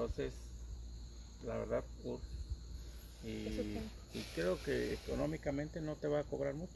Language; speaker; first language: Spanish; native; Spanish